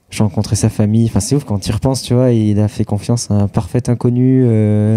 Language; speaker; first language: French; native; French